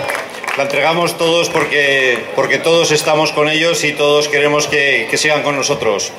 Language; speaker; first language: Spanish; native; Spanish